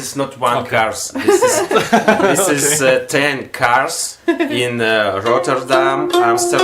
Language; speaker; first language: English; non-native, learner; Russian